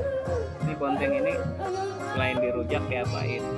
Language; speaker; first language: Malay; non-native, local second language; Sundanese